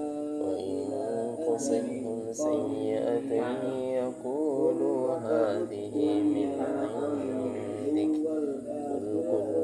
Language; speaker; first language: Arabic; non-native, fluent; Indonesian